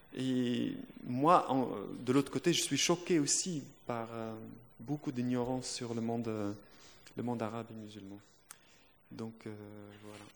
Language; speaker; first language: French; non-native, local second language; Arabic